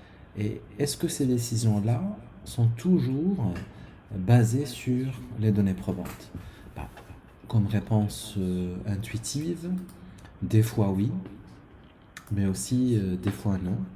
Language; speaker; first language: French; non-native, local second language; Arabic